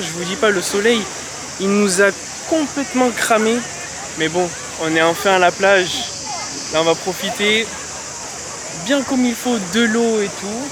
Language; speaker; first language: French; native; French